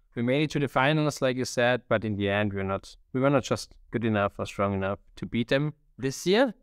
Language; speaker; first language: English; non-native, fluent; German